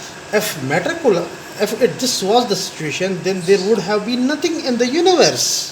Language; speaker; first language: English; non-native, local second language; Pashto